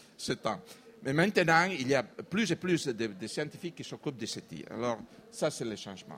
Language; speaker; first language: French; non-native, fluent; Italian